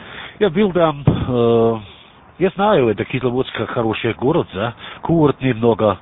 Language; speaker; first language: Russian; non-native, learner; German